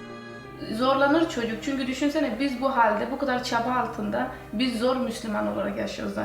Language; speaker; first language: Turkish; early bilingual, heritage; Turkish